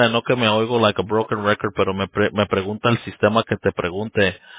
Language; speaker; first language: Spanish; early bilingual, heritage; Spanish